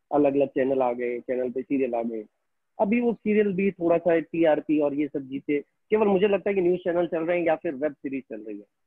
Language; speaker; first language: Hindi; native; Hindi